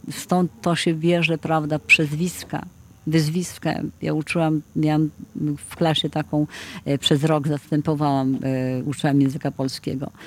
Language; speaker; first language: Polish; native; Polish